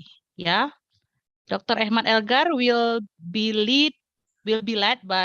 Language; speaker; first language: English; non-native, fluent; Indonesian